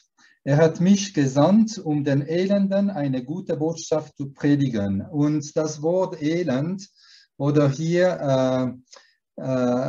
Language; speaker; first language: German; early bilingual, heritage; German